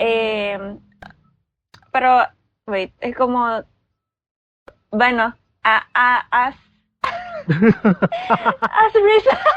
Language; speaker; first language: Spanish; non-native, learner; Filipino